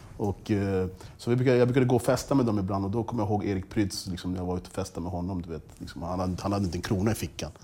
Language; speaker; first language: Swedish; early bilingual, other home language; English